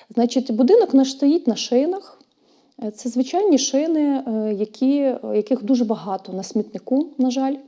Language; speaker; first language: Ukrainian; native; Ukrainian